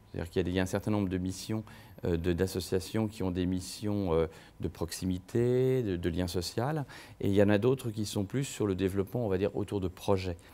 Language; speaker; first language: French; native; French